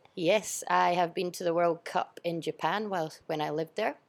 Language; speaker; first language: English; native; English